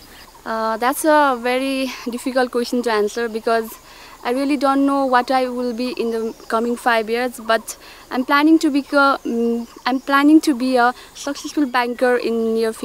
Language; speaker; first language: English; non-native, fluent; Nepali